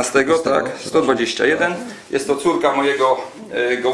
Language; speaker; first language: Polish; native; Polish